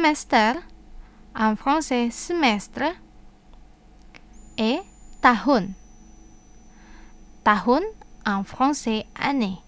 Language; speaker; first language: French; non-native, fluent; Indonesian